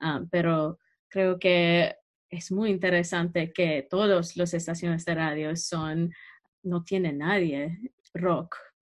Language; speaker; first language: Spanish; non-native, learner; English